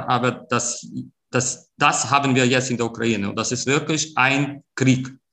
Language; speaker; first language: German; non-native, fluent; Ukrainian